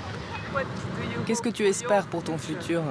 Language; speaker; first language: French; native; French